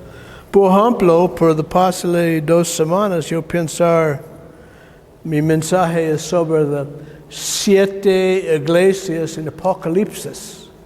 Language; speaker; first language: Spanish; non-native, learner; English